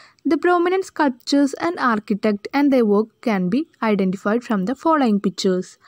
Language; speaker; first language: English; non-native, local second language; Malayalam